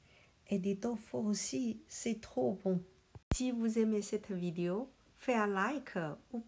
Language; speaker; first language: French; non-native, learner; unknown